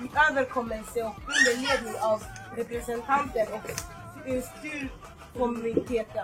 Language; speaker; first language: Swedish; non-native, fluent; Lingala